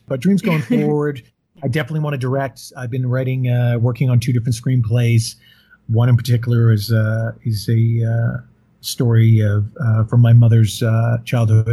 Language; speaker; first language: English; native; English